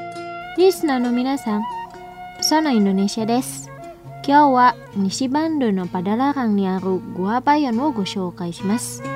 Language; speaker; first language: Japanese; non-native, fluent; Indonesian